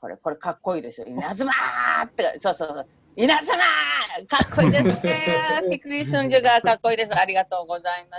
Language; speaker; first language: Japanese; non-native, fluent; Indonesian